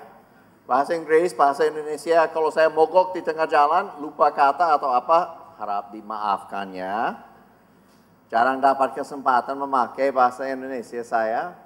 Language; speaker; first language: Indonesian; non-native, fluent; English